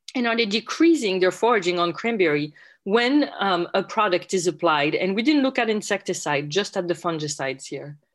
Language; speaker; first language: English; non-native, fluent; French